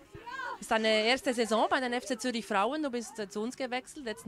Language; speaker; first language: German; native; German